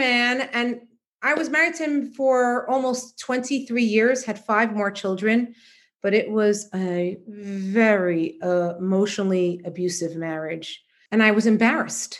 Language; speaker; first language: English; native; English